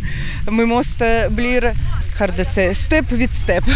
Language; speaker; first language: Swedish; non-native, learner; Ukrainian